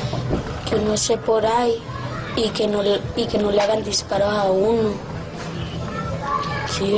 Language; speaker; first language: Spanish; native; Spanish